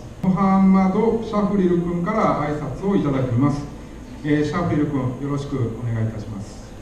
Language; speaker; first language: Japanese; native; Japanese